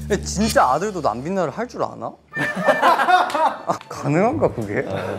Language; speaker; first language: Korean; native; Korean